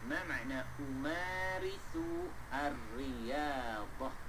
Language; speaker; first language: Malay; native; Malay